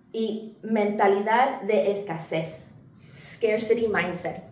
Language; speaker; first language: Spanish; early bilingual, heritage; English